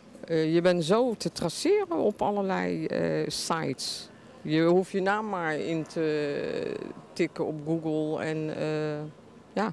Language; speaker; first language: Dutch; native; Dutch